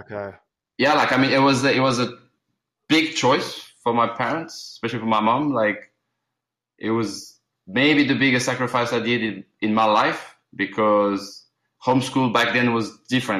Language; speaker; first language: English; early bilingual, other home language; Arabic